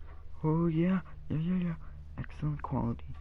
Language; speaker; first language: English; native; English